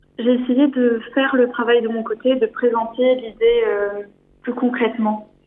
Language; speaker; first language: French; native; French